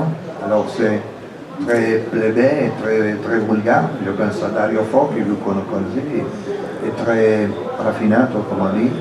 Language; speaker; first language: French; non-native, fluent; Italian